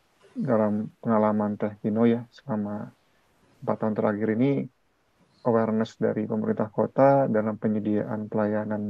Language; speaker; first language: Indonesian; native; Indonesian